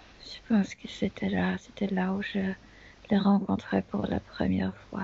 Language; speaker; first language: French; non-native, fluent; Spanish